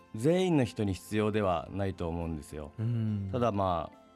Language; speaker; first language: Japanese; native; Japanese